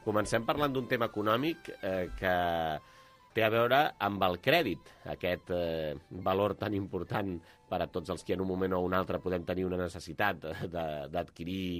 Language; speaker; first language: Catalan; native; Catalan